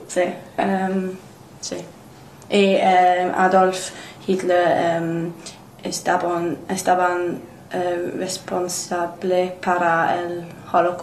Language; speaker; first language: Spanish; non-native, learner; English